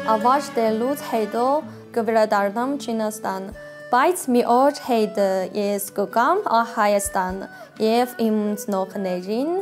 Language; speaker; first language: Armenian; non-native, learner; Chinese